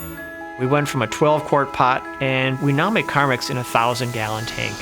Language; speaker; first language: English; native; English